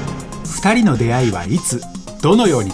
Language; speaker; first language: Japanese; native; Japanese